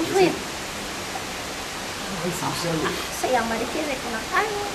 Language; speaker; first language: French; non-native, fluent; Korean